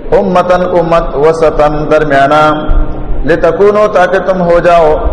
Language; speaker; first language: Urdu; non-native, local second language; Pashto